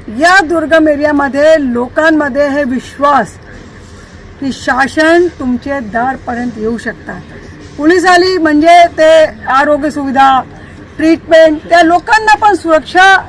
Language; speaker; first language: Marathi; non-native, local second language; Hindi